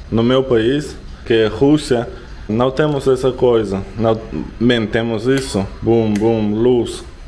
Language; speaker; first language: Portuguese; non-native, learner; Russian